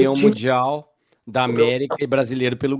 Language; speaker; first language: Portuguese; native; Portuguese